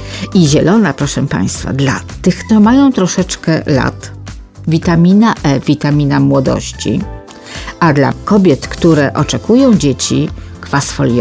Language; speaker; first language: Polish; native; Polish